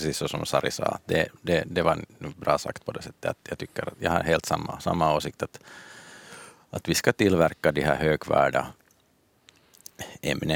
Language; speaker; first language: Swedish; native; Swedish